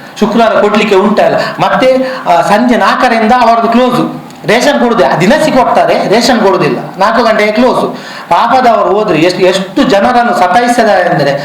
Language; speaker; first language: Kannada; non-native, local second language; Tulu